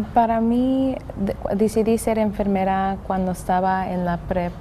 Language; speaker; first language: Spanish; early bilingual, heritage; English